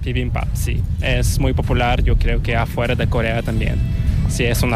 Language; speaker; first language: Spanish; non-native, learner; Korean